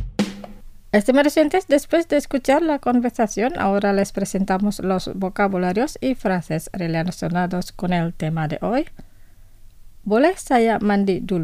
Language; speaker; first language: Spanish; non-native, fluent; Indonesian